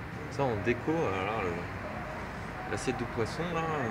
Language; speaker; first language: French; native; French